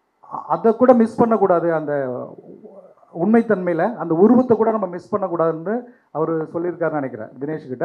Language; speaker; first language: Tamil; native; Tamil